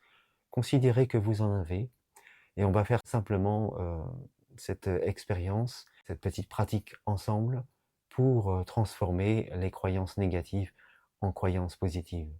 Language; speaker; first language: French; native; French